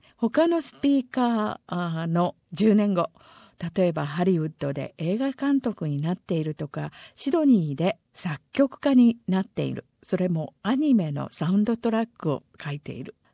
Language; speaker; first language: Japanese; native; Japanese